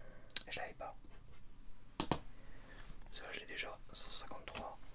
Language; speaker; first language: French; native; French